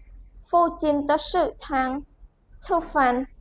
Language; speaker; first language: Chinese; non-native, learner; Khmer